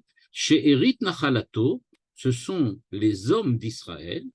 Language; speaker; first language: French; native; French